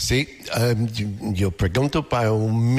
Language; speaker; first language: Spanish; non-native, learner; English